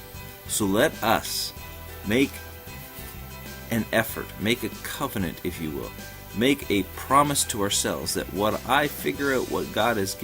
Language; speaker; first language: English; native; English